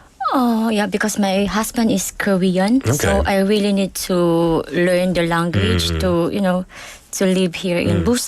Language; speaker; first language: English; non-native, local second language; Filipino